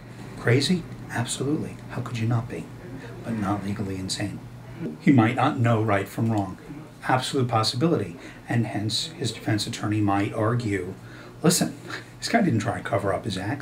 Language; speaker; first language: English; native; English